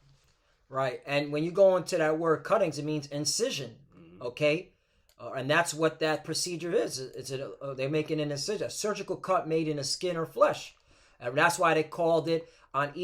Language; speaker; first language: English; native; English